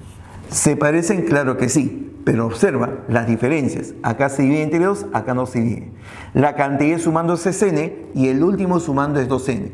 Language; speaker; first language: Spanish; native; Spanish